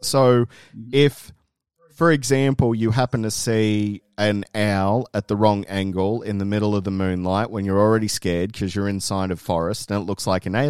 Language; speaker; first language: English; native; English